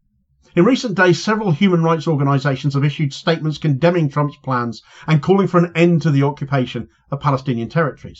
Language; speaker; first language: English; native; English